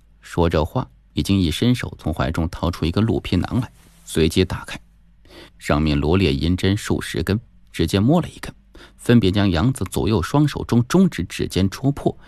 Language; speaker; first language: Chinese; native; Chinese